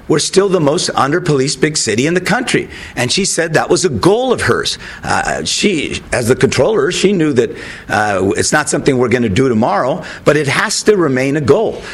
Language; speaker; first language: English; native; English